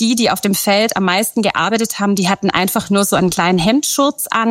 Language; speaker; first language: German; native; German